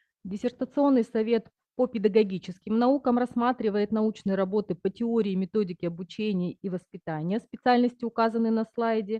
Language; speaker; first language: Russian; native; Russian